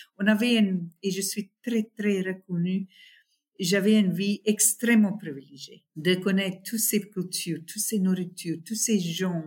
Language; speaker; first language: French; non-native, fluent; Afrikaans